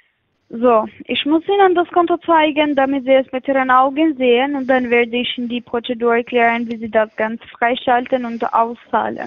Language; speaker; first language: German; non-native, fluent; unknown